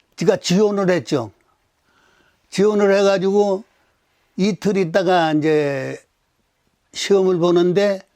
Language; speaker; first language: Korean; native; Korean